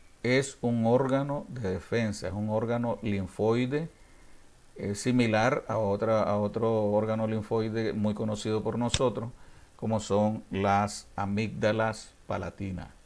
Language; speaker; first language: Spanish; native; Spanish